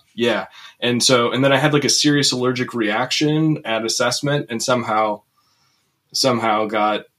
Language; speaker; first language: English; native; English